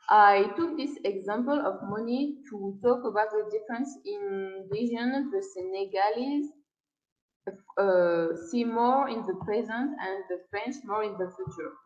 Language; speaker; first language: English; non-native, learner; French